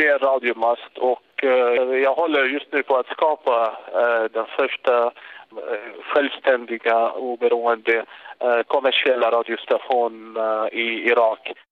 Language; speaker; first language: Swedish; non-native, fluent; Arabic